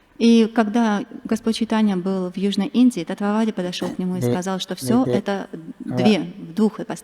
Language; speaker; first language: Russian; native; Russian